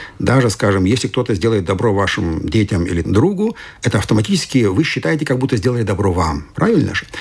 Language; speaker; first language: Russian; non-native, fluent; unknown